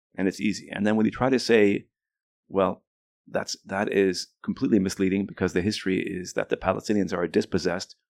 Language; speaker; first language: English; early bilingual, other home language; Arabic